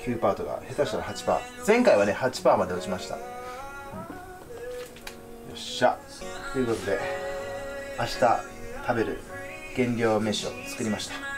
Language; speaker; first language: Japanese; native; Japanese